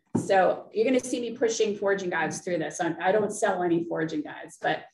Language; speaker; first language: English; native; English